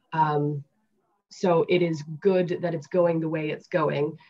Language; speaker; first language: English; native; English